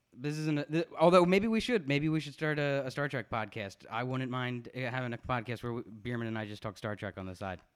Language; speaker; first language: English; native; English